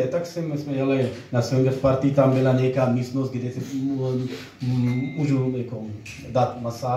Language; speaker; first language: Czech; non-native, learner; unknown